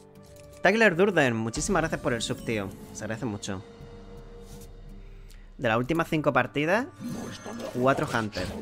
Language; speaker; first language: Spanish; native; Spanish